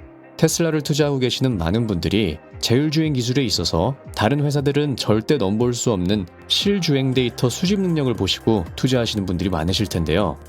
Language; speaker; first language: Korean; native; Korean